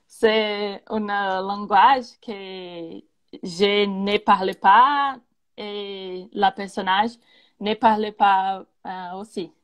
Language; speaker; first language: French; non-native, learner; Portuguese